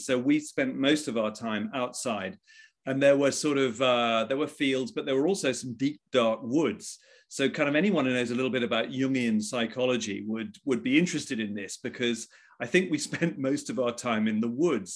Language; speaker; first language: English; native; English